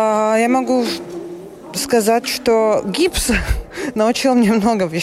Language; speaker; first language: Russian; non-native, local second language; Latvian